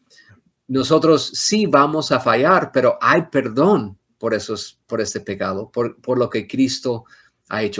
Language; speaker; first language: Spanish; non-native, fluent; English